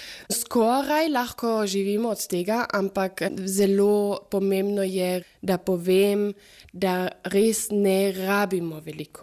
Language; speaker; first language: Slovenian; non-native, fluent; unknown